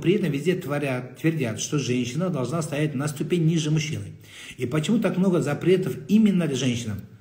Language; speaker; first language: Russian; non-native, local second language; Kazakh